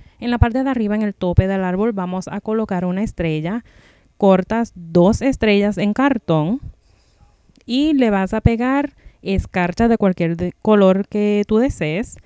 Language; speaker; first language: Spanish; native; Spanish